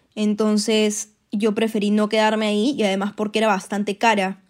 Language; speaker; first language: Spanish; native; Spanish